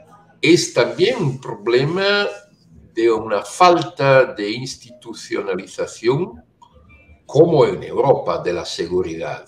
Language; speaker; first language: Spanish; non-native, fluent; Italian